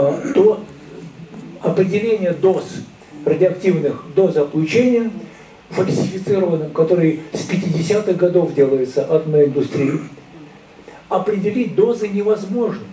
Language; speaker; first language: Russian; native; Russian